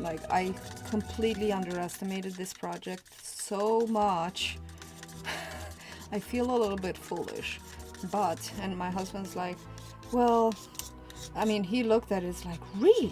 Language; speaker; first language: English; non-native, fluent; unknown